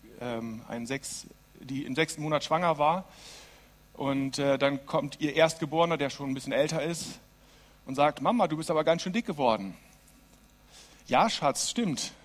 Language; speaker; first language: German; native; German